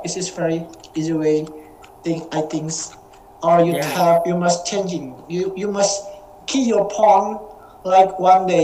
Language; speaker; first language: English; non-native, learner; Indonesian